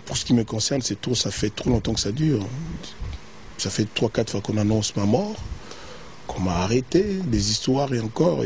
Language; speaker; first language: French; non-native, local second language; Lingala